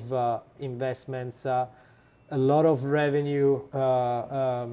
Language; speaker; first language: English; non-native, fluent; Italian